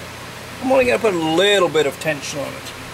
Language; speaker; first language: English; native; English